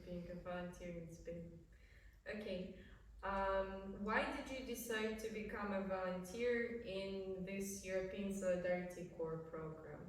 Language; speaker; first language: English; non-native, fluent; Polish